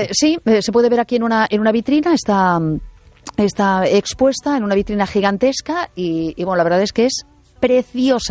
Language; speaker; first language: Spanish; native; Spanish